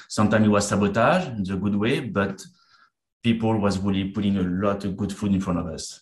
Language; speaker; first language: English; non-native, fluent; French